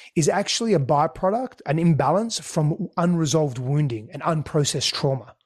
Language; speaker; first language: English; non-native, local second language; Greek